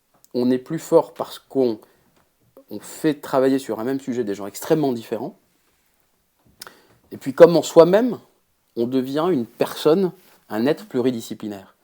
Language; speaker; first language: French; native; French